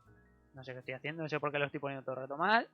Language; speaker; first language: Spanish; native; Spanish